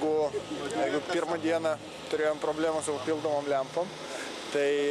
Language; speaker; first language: Lithuanian; native; Lithuanian